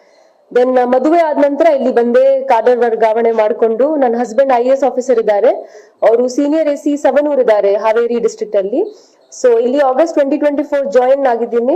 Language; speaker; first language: Kannada; non-native, fluent; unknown